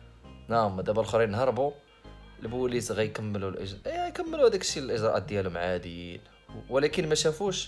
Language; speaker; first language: Arabic; native; Arabic